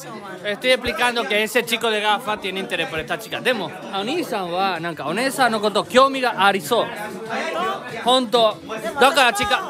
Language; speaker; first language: Spanish; native; Spanish